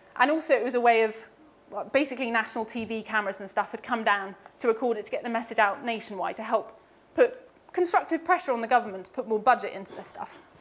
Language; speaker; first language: English; native; English